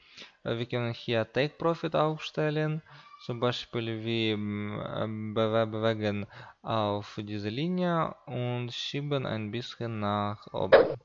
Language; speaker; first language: German; non-native, learner; Russian